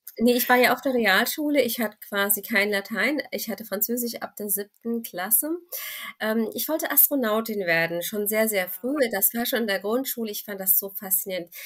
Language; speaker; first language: German; early bilingual, other home language; Turkish